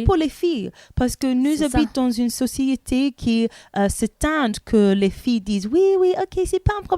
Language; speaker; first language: French; non-native, learner; English